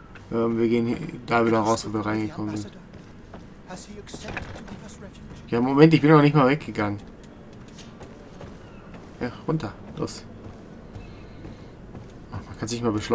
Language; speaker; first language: German; native; German